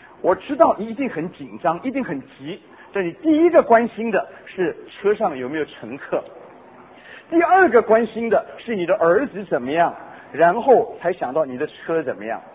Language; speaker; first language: Chinese; non-native, local second language; Cantonese